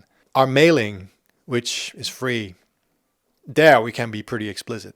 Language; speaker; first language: English; non-native, fluent; Dutch